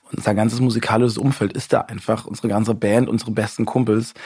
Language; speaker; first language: German; native; German